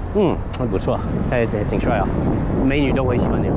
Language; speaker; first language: Chinese; non-native, fluent; English